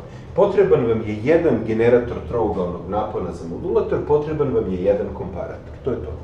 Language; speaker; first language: Serbian; native; Serbian